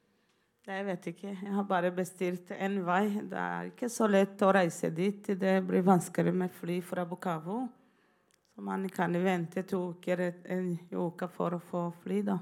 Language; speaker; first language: Norwegian; non-native, learner; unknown